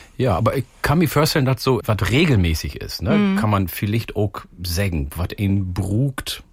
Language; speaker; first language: German; native; German